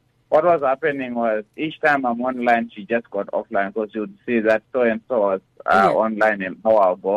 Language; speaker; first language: English; non-native, local second language; Shona